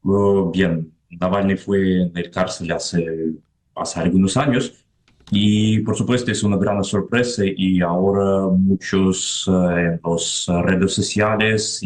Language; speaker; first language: Spanish; non-native, fluent; Russian